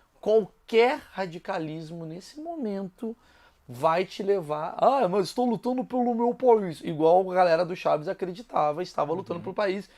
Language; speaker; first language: Portuguese; native; Portuguese